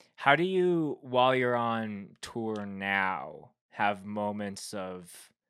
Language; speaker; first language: English; native; English